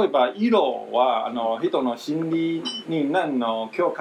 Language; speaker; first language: Japanese; non-native, fluent; Chinese